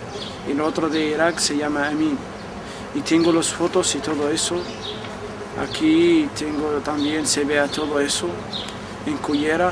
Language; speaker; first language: Spanish; non-native, fluent; Arabic